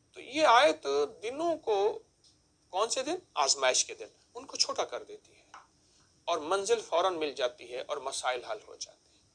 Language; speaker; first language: Urdu; native; Urdu